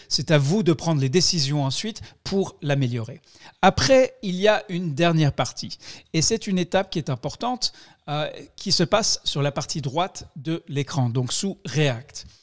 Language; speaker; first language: French; native; French